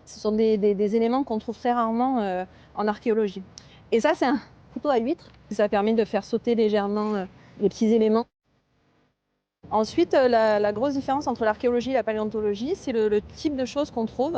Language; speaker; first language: French; native; French